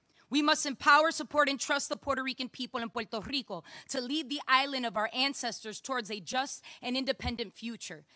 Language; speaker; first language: English; native; English